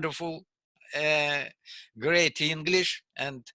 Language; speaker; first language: English; non-native, learner; Russian